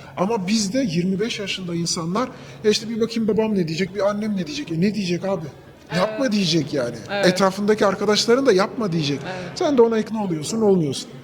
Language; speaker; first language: Turkish; native; Turkish